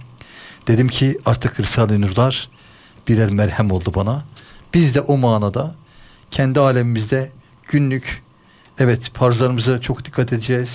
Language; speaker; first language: Turkish; native; Turkish